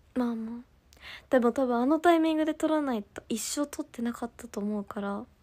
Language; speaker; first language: Japanese; native; Japanese